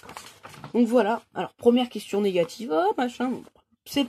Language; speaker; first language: French; native; French